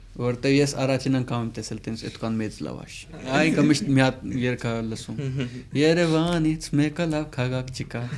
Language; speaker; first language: Armenian; non-native, fluent; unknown